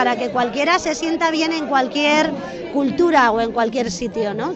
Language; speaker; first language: Spanish; native; Spanish